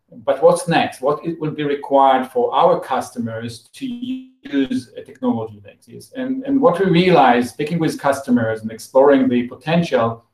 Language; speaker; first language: English; non-native, fluent; Hebrew